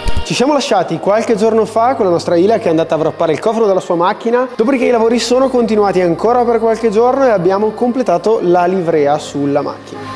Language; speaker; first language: Italian; native; Italian